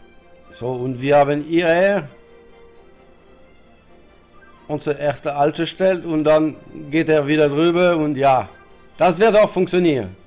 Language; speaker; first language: German; non-native, learner; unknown